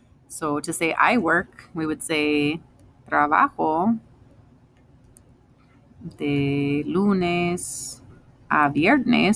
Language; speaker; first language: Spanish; non-native, fluent; English